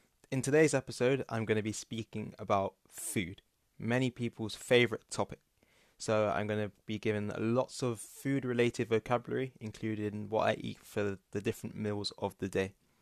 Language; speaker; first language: English; native; English